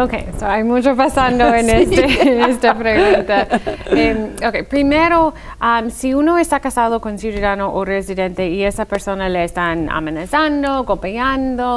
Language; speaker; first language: Spanish; non-native, fluent; English